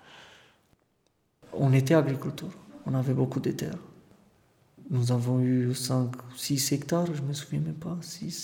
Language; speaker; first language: French; non-native, fluent; Romanian